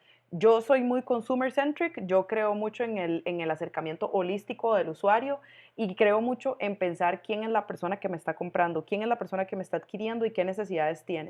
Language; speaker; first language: Spanish; native; Spanish